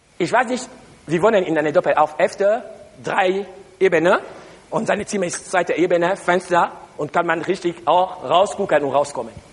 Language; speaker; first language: German; non-native, learner; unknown